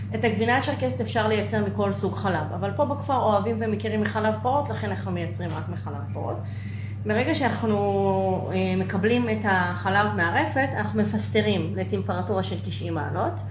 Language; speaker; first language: Hebrew; non-native, local second language; Adyghe